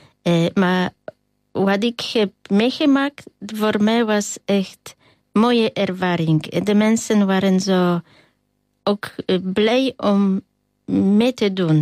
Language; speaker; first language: Dutch; non-native, learner; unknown